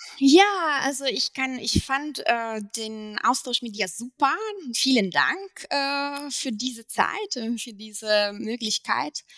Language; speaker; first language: German; non-native, fluent; Italian